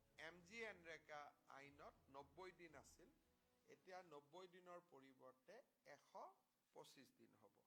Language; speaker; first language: Assamese; native; Assamese